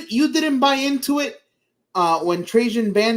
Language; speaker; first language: English; native; English